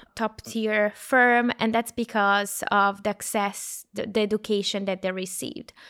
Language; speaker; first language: English; non-native, fluent; Italian